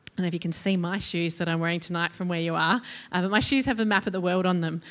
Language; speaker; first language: English; native; English